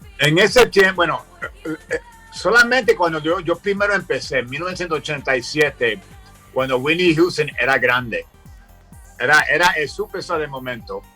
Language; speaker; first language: Spanish; early bilingual, heritage; Spanish